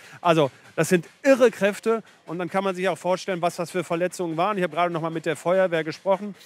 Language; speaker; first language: German; native; German